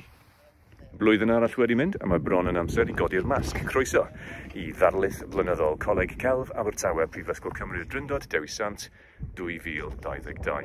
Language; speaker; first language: Welsh; native; Welsh